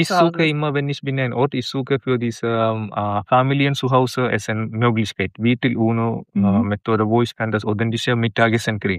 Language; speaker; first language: German; non-native, learner; Malayalam